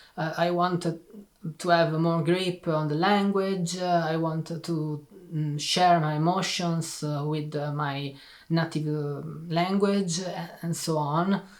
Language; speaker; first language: English; non-native, learner; Italian